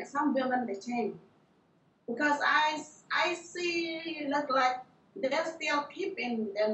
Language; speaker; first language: English; non-native, learner; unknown